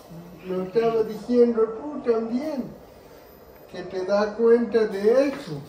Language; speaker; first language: Spanish; early bilingual, heritage; Spanish